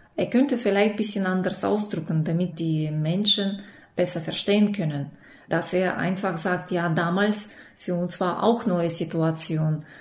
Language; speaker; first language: German; non-native, fluent; Russian